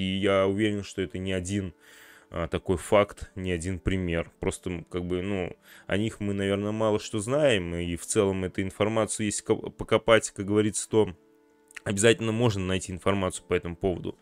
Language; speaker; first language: Russian; native; Russian